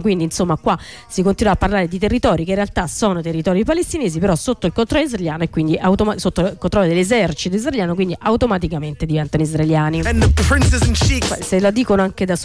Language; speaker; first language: Italian; native; Italian